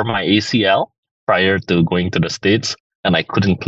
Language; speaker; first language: English; early bilingual, other home language; Indonesian